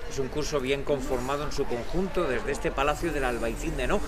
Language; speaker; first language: Spanish; native; Spanish